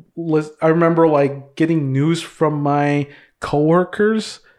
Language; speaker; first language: English; early bilingual, other home language; Cebuano